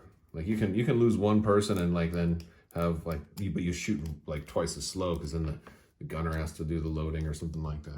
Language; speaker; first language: English; native; English